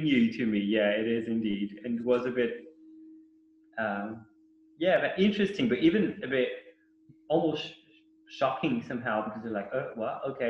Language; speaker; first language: English; non-native, fluent; Italian